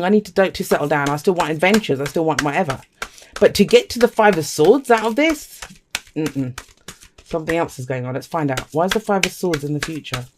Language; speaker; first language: English; native; English